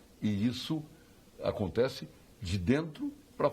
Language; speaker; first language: Portuguese; native; Portuguese